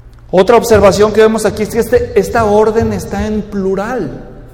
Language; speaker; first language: Spanish; native; Spanish